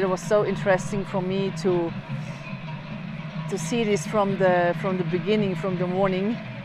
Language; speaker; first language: English; non-native, fluent; Swiss German